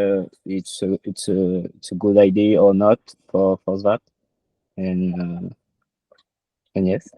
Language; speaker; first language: English; non-native, learner; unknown